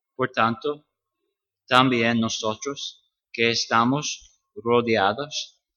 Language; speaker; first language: Spanish; non-native, fluent; English